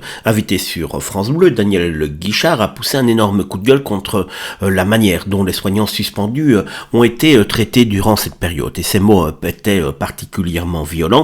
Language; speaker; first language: French; native; French